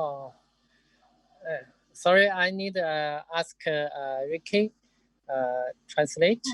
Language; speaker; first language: English; non-native, learner; Chinese